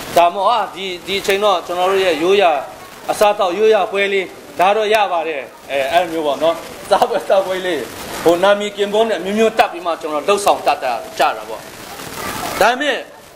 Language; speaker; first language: Burmese; non-native, local second language; Kachin